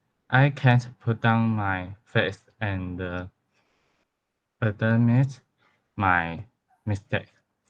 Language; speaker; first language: English; non-native, learner; Chinese